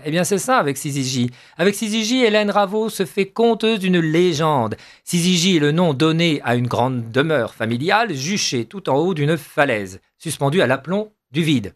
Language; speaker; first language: French; native; French